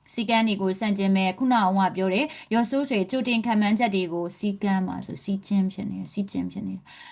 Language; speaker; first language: Burmese; native; Burmese